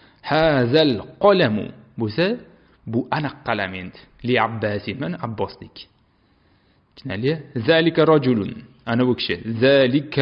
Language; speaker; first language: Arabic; non-native, fluent; Uzbek